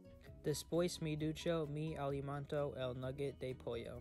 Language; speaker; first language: Spanish; non-native, learner; English